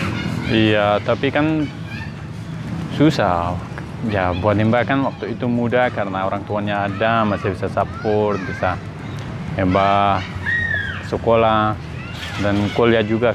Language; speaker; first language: Indonesian; non-native, learner; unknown